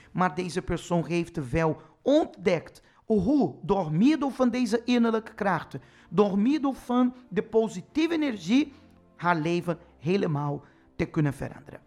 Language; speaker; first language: Dutch; non-native, fluent; Portuguese